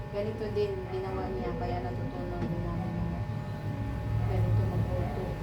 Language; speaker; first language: Filipino; non-native, local second language; Cebuano